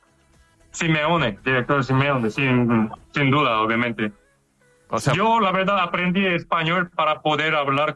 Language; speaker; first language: Spanish; non-native, fluent; Korean